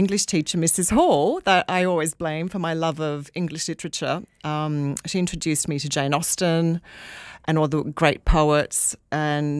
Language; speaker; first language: English; native; English